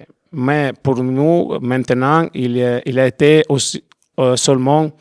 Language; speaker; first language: French; non-native, learner; Italian